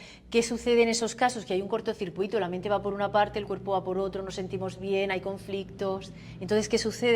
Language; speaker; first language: Spanish; native; Spanish